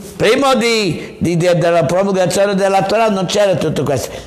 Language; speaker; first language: Italian; non-native, fluent; English